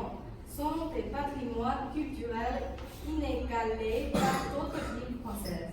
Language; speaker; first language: French; non-native, fluent; Chinese